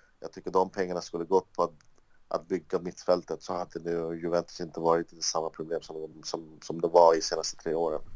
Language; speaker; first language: Swedish; early bilingual, other home language; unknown